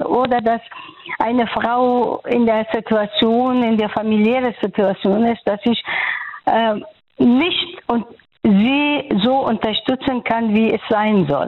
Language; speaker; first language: German; non-native, fluent; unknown